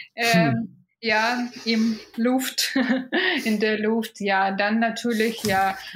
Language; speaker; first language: German; non-native, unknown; Russian